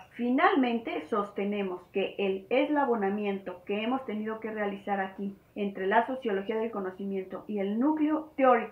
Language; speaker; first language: Spanish; native; Spanish